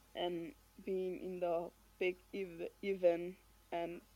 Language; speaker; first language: English; non-native, fluent; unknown